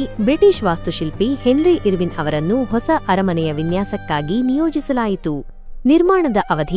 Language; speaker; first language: Kannada; native; Kannada